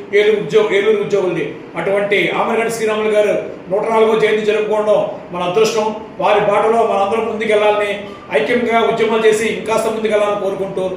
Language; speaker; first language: Telugu; native; Telugu